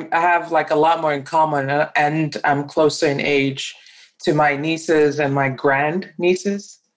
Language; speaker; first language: English; non-native, local second language; Yoruba